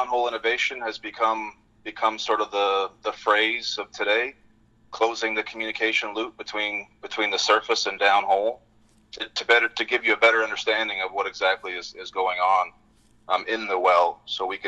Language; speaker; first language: English; native; English